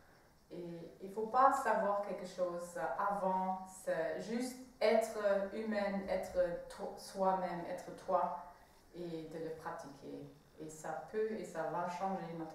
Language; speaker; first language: French; non-native, fluent; German